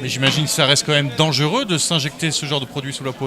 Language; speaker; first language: French; native; French